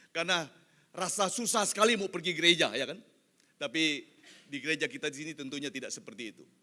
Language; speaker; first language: Indonesian; non-native, local second language; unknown